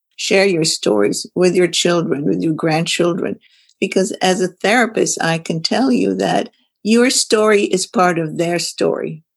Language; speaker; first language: English; non-native, fluent; Arabic